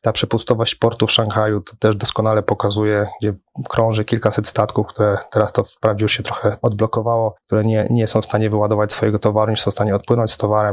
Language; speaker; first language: Polish; native; Polish